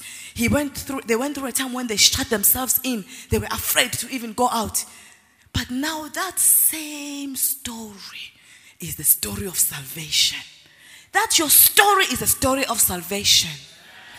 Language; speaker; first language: English; non-native, local second language; Zulu